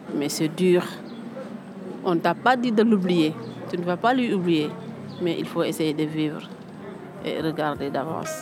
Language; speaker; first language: French; non-native, local second language; Fula